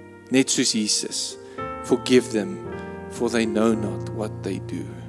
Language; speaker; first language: English; non-native, local second language; Afrikaans